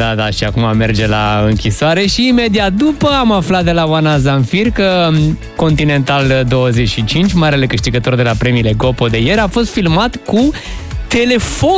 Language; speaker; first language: Romanian; native; Romanian